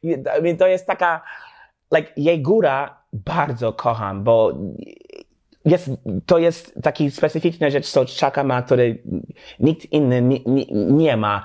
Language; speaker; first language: Polish; non-native, learner; English